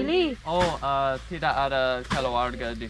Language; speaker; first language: Indonesian; non-native, learner; English